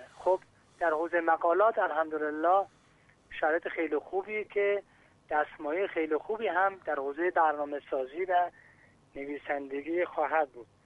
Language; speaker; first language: Persian; native; Persian